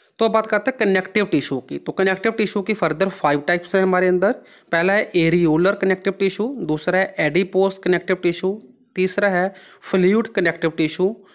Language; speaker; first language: Hindi; non-native, local second language; Punjabi